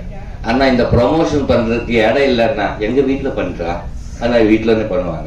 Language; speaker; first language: Tamil; non-native, learner; Telugu